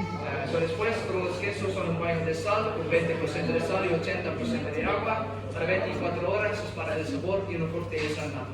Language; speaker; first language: Spanish; non-native, learner; Dutch